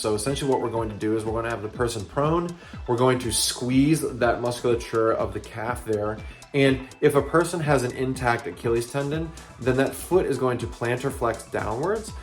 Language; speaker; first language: English; native; English